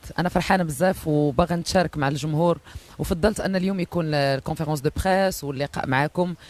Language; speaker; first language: Arabic; native; Arabic